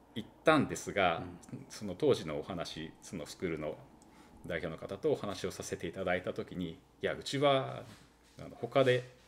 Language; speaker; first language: Japanese; native; Japanese